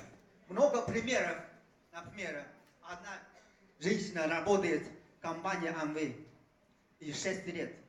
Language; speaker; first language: Russian; non-native, fluent; Chinese